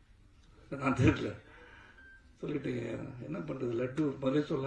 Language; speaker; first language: Tamil; native; Tamil